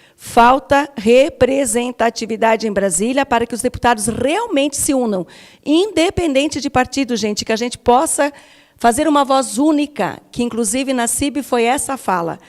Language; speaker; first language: Portuguese; native; Portuguese